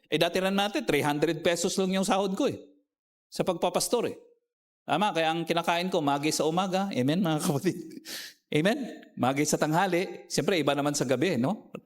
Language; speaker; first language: Filipino; non-native, local second language; Cebuano